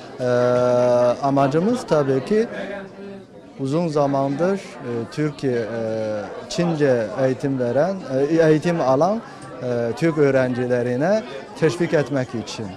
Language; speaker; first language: Turkish; non-native, fluent; Chinese